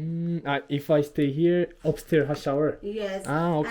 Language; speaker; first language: English; non-native, learner; Korean